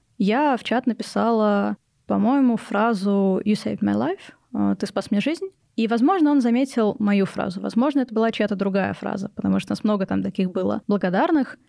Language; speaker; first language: Russian; native; Russian